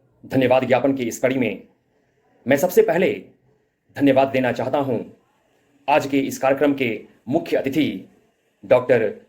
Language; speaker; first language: Hindi; native; Hindi